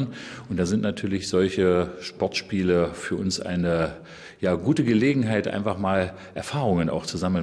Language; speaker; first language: German; native; German